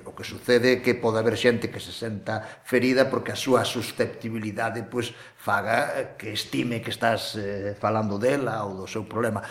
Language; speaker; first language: Galician; native; Galician